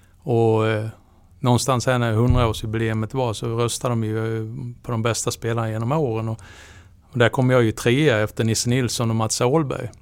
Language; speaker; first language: Swedish; native; Swedish